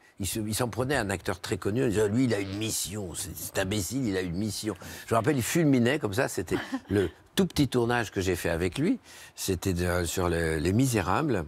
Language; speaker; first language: French; native; French